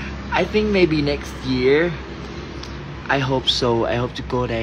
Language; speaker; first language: English; non-native, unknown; Thai